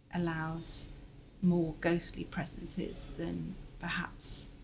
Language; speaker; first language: English; native; English